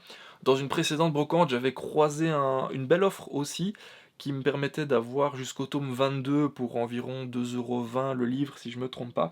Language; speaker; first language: French; native; French